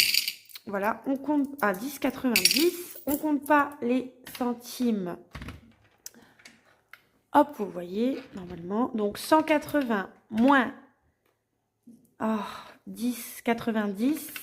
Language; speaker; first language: French; native; French